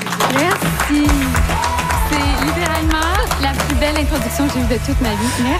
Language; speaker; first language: French; native; French